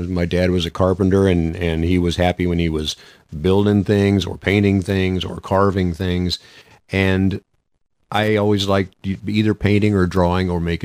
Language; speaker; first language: English; native; English